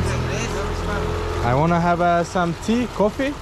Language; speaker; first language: English; non-native, fluent; Azerbaijani